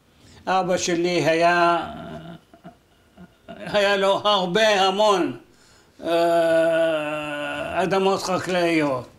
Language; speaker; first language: Hebrew; non-native, fluent; Arabic